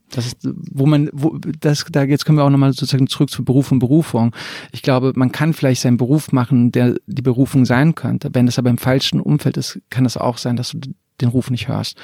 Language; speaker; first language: German; early bilingual, other home language; Croatian